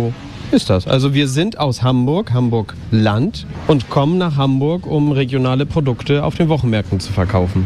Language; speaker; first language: German; native; German